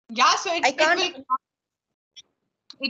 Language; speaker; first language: English; non-native, local second language; Hindi